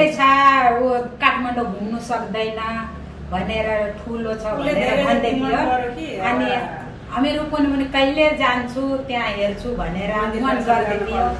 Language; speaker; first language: Nepali; non-native, local second language; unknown